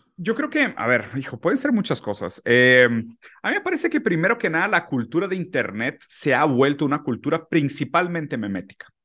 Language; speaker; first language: Spanish; early bilingual, other home language; Portuguese